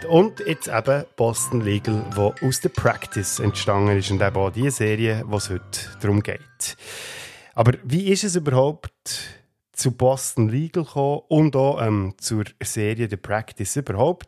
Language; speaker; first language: German; native; German